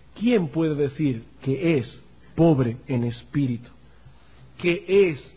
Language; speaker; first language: Spanish; native; Spanish